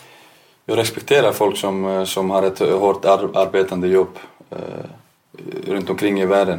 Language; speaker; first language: Swedish; non-native, fluent; Icelandic